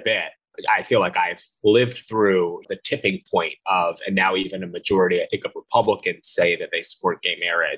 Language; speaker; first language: English; native; English